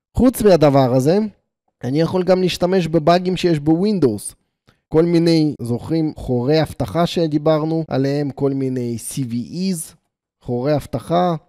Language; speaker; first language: Hebrew; native; Hebrew